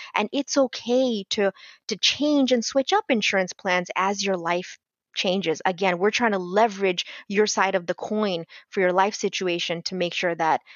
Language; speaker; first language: English; non-native, local second language; Bangla